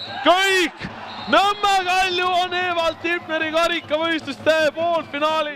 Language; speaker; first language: Estonian; native; Estonian